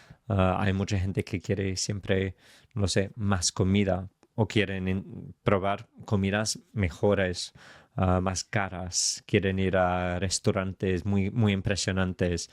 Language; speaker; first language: Spanish; non-native, fluent; English